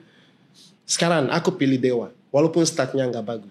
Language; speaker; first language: Indonesian; non-native, fluent; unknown